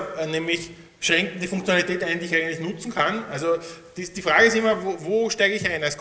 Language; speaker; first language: German; native; German